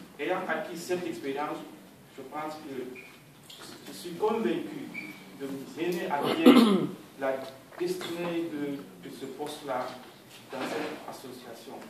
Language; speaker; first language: French; non-native, local second language; Fula